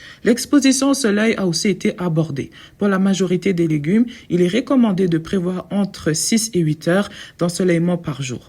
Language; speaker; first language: French; native; French